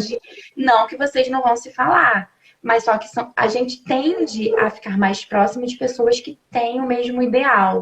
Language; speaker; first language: Portuguese; native; Portuguese